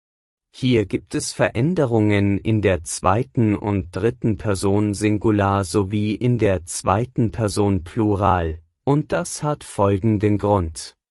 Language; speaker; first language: German; non-native, fluent; Persian